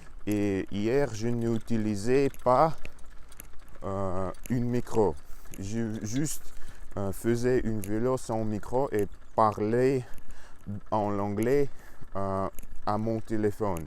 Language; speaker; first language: French; non-native, learner; Russian